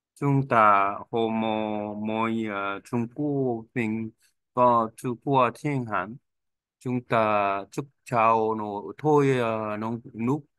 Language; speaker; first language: Vietnamese; non-native, learner; Korean